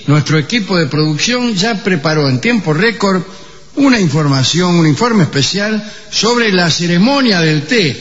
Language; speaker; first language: Spanish; native; Spanish